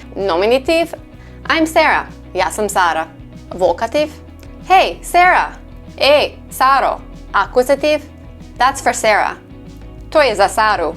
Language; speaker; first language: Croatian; non-native, learner; English